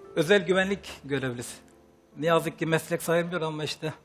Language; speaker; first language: Turkish; native; Turkish